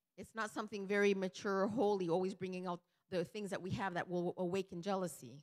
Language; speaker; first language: English; early bilingual, other home language; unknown